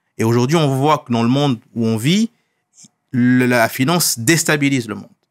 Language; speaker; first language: French; non-native, local second language; Wolof